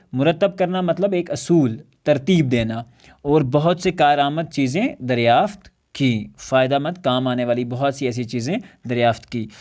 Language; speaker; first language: Urdu; non-native, local second language; Kashmiri